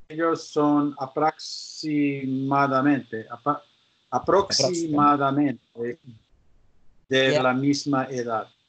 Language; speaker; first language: Spanish; non-native, learner; English